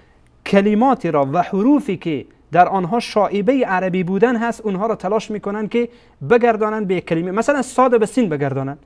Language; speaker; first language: Persian; native; Persian